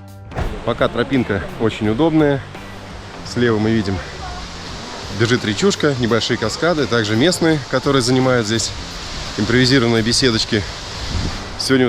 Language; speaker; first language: Russian; native; Russian